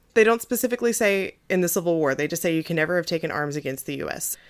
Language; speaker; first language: English; native; English